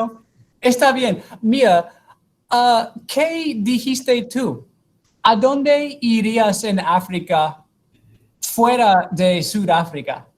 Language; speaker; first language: Spanish; non-native, fluent; English